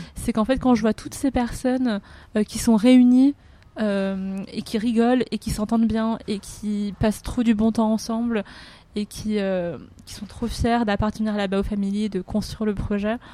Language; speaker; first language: French; native; French